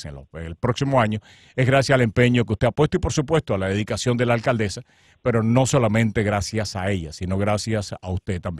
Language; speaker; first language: Spanish; native; Spanish